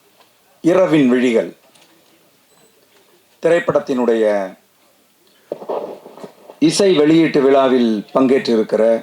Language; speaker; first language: Tamil; native; Tamil